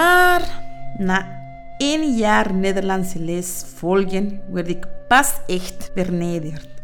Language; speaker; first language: Dutch; non-native, fluent; Spanish